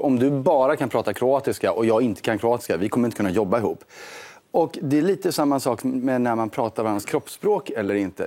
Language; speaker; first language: Swedish; native; Swedish